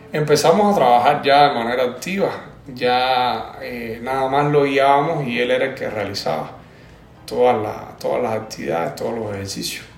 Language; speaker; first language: Spanish; native; Spanish